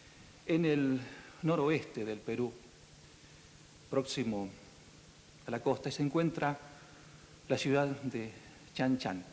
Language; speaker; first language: Spanish; native; Spanish